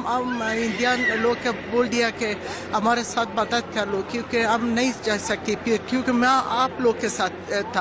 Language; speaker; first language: Hindi; non-native, learner; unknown